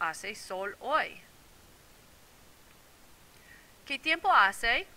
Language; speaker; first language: Spanish; non-native, fluent; English